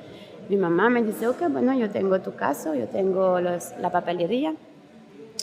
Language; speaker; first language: Spanish; non-native, learner; French